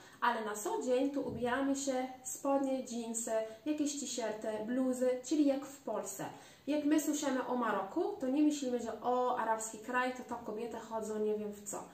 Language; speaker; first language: Polish; non-native, learner; Arabic